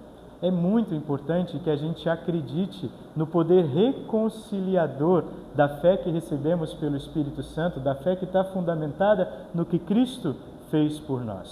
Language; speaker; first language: Portuguese; native; Portuguese